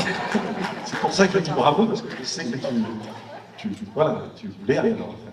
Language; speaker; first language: French; native; French